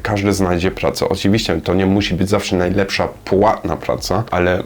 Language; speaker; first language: Polish; non-native, learner; German